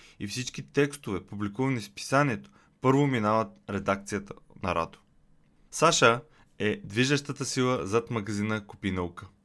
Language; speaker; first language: Bulgarian; native; Bulgarian